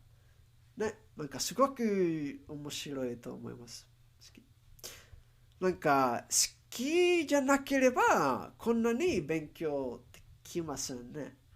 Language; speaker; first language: Japanese; non-native, learner; English